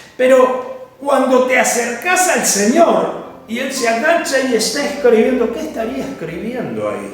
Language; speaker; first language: Spanish; native; Spanish